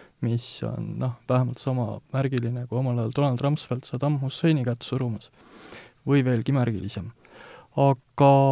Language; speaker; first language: Estonian; native; Estonian